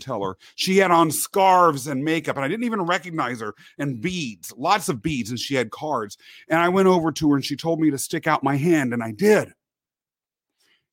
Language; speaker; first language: English; native; English